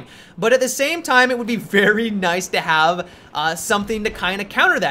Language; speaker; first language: English; native; English